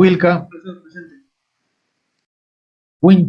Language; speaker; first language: Spanish; native; Spanish